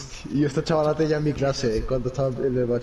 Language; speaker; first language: Spanish; native; Spanish